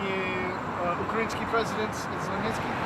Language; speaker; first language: Russian; non-native, learner; English